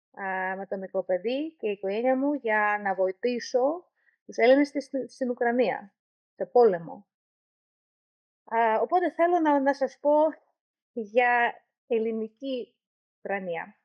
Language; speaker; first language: Greek; non-native, learner; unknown